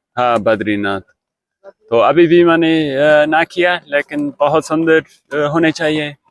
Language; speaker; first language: Hindi; non-native, learner; English